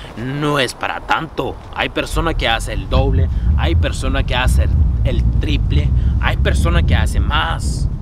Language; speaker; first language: Spanish; non-native, fluent; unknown